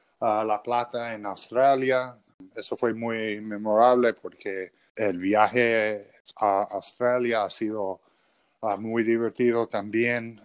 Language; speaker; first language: Spanish; early bilingual, other home language; English